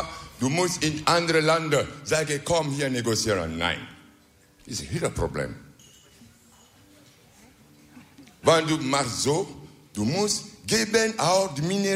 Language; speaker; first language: Dutch; non-native, learner; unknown